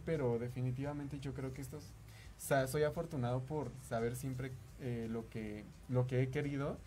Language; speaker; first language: Spanish; native; Spanish